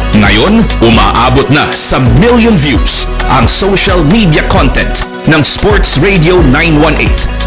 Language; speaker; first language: Filipino; native; Filipino